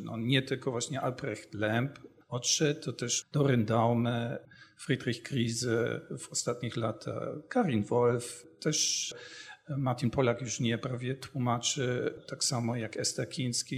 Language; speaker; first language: Polish; non-native, fluent; German